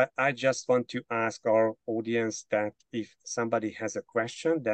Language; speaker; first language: English; non-native, fluent; Hungarian